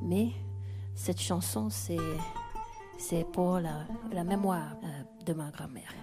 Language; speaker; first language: French; non-native, learner; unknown